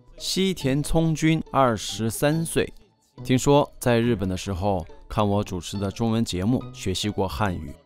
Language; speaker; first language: Chinese; non-native, fluent; Japanese